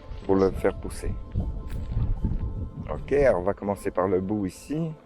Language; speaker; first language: French; native; French